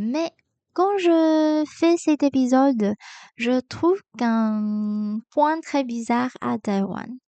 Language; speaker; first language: French; non-native, fluent; Chinese